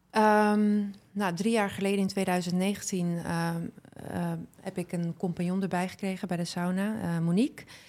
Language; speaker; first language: Dutch; early bilingual, other home language; Arabic